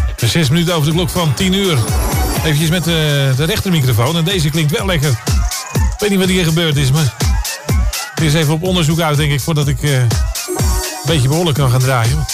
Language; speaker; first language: Dutch; native; Dutch